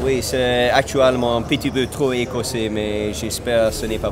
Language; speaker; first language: French; non-native, learner; English